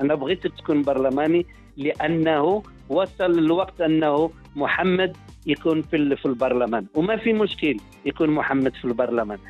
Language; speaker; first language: Arabic; early bilingual, heritage; Arabic